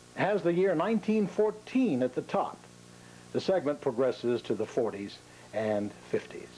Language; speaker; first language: English; native; English